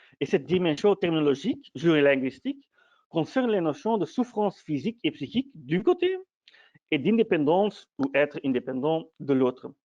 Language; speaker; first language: French; non-native, fluent; Dutch